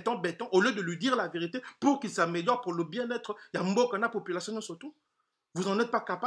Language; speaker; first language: French; non-native, local second language; Lingala